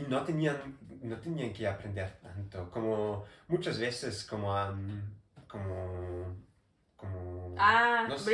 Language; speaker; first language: Spanish; non-native, learner; German